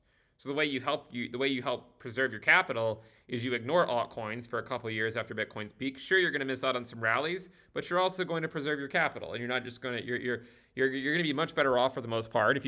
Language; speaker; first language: English; native; English